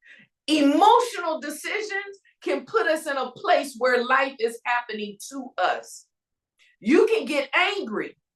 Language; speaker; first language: English; native; English